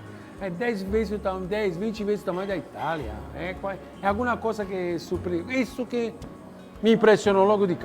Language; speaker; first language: Portuguese; non-native, fluent; Italian